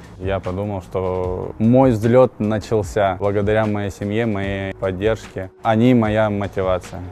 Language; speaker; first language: Russian; native; Russian